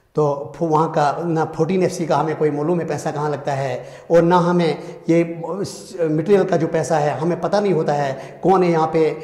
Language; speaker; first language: Hindi; native; Hindi